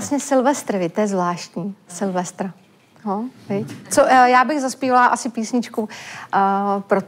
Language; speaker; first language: Czech; native; Czech